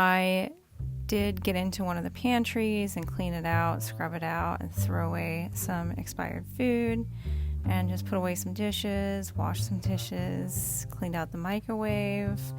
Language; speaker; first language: English; native; English